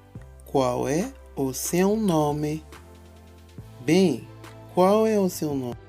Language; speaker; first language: Portuguese; non-native, fluent; Haitian Creole